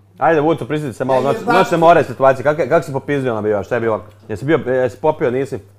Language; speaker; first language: Croatian; native; Croatian